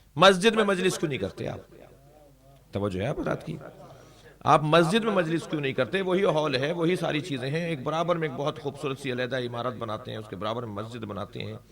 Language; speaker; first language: Urdu; native; Urdu